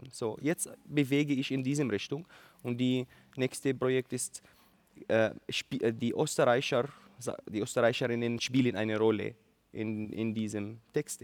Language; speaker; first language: German; non-native, learner; Arabic